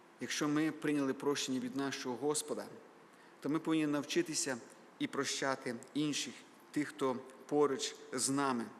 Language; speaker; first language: Ukrainian; native; Ukrainian